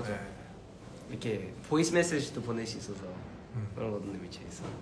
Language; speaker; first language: Korean; early bilingual, heritage; Korean